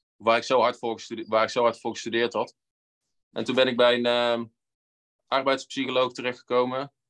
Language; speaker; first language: Dutch; native; Dutch